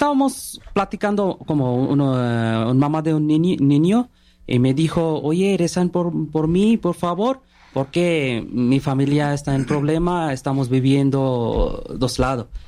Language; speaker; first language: Spanish; non-native, learner; Bangla